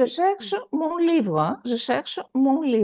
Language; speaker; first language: French; non-native, fluent; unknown